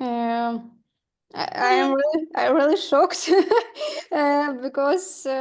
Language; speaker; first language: English; non-native, learner; Ukrainian